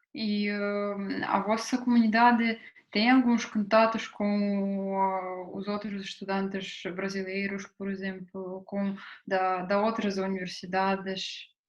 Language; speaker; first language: Portuguese; non-native, fluent; Russian